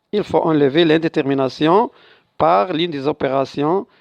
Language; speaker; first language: French; non-native, local second language; Arabic